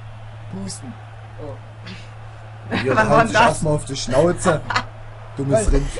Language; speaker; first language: German; native; German